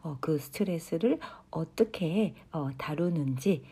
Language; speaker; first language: Korean; non-native, fluent; Japanese